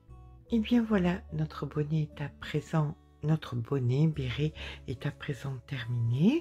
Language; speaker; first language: French; native; French